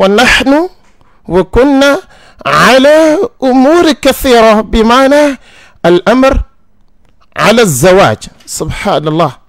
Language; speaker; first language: Arabic; non-native, learner; Yoruba